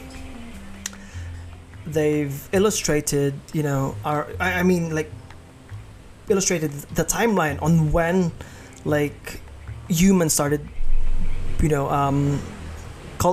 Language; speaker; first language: English; non-native, local second language; Hiligaynon